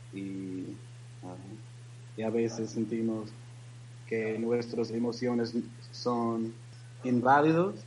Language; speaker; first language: Spanish; non-native, learner; English